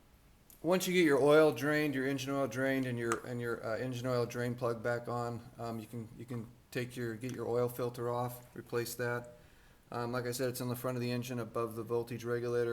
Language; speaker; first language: English; native; English